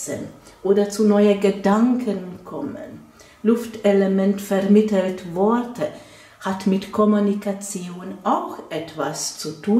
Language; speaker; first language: German; non-native, fluent; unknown